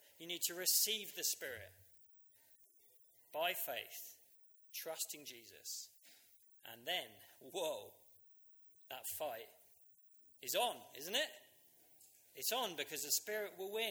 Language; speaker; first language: English; native; English